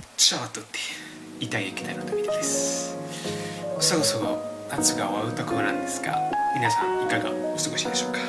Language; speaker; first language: Japanese; non-native, fluent; Italian